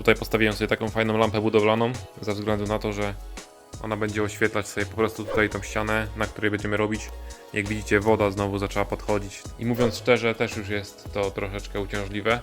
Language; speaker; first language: Polish; native; Polish